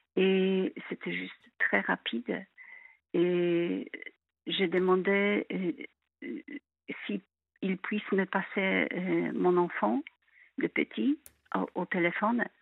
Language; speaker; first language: French; non-native, fluent; Polish